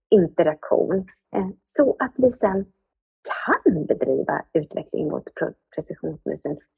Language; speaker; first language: Swedish; native; Swedish